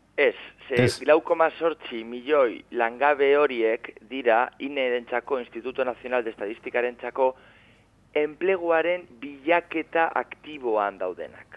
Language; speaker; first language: Basque; native; Basque